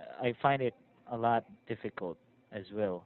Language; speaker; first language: English; non-native, fluent; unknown